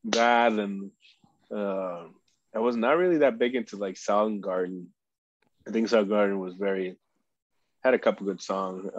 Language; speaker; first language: English; early bilingual, other home language; Spanish